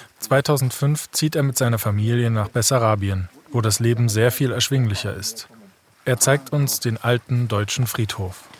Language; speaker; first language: German; native; German